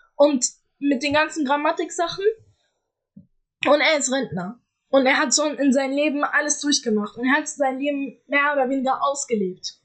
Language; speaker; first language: German; early bilingual, other home language; Arabic